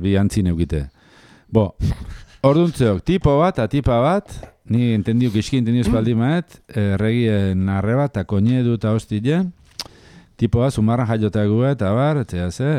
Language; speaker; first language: Basque; native; Basque